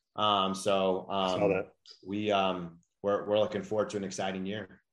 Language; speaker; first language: English; native; English